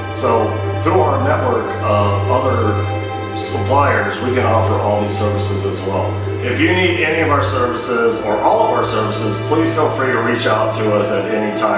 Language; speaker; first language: English; native; English